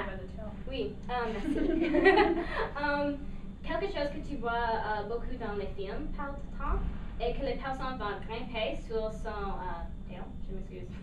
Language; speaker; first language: French; non-native, learner; English